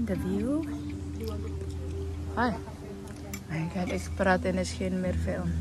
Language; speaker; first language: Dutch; non-native, learner; Filipino